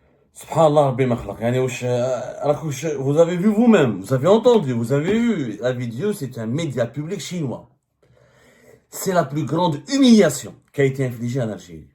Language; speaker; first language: French; non-native, local second language; Arabic